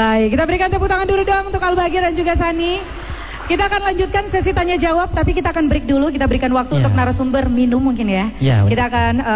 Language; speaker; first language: Indonesian; native; Indonesian